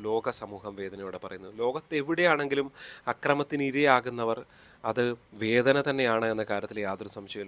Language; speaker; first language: Malayalam; native; Malayalam